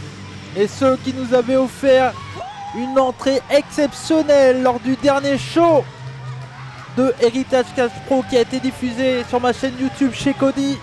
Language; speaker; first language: French; native; French